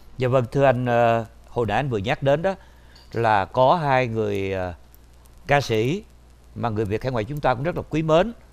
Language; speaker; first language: Vietnamese; native; Vietnamese